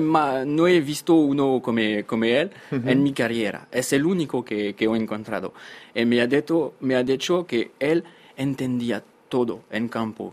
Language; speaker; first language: Spanish; non-native, fluent; French